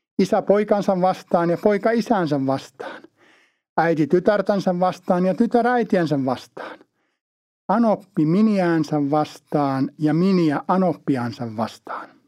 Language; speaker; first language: Finnish; native; Finnish